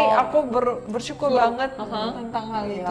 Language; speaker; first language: Indonesian; early bilingual, other home language; Korean